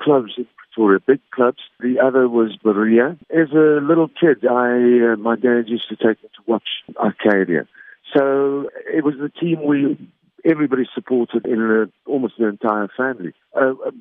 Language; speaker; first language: English; native; English